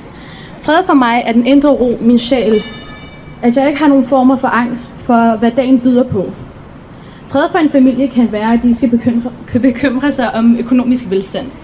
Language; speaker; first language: Danish; native; Danish